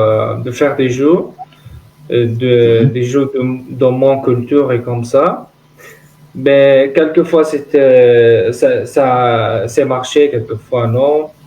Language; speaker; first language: French; non-native, learner; Arabic